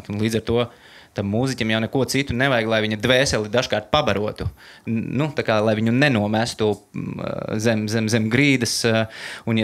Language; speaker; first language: Latvian; native; Latvian